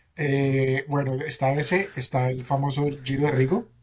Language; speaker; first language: Spanish; native; Spanish